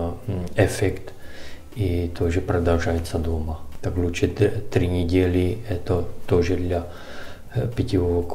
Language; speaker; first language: Russian; non-native, learner; Czech